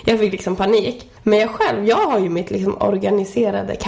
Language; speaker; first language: Swedish; native; Swedish